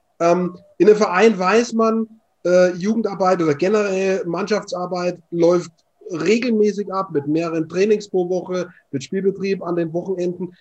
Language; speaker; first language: German; native; German